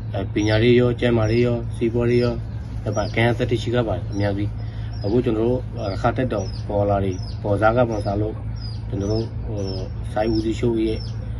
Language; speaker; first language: Burmese; non-native, local second language; Rohingya